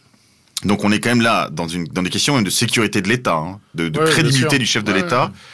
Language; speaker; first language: French; native; French